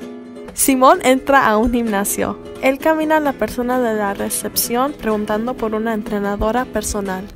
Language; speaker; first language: Spanish; non-native, learner; English